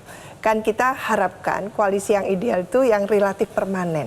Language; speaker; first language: Indonesian; native; Indonesian